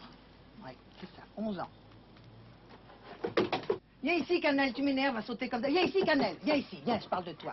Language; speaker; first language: French; native; French